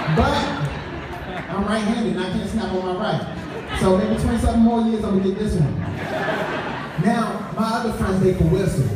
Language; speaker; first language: English; native; English